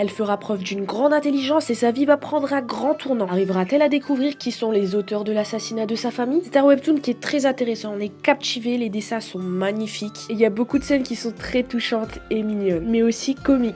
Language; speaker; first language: French; native; French